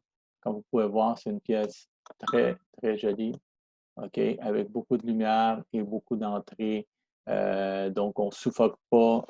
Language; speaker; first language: French; non-native, fluent; Spanish